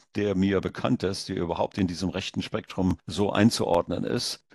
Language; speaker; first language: German; early bilingual, heritage; German